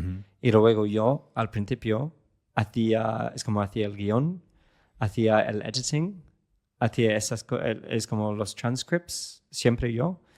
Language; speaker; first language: Spanish; non-native, fluent; English